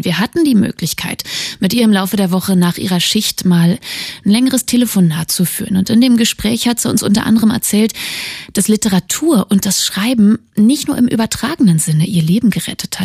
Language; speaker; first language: German; native; German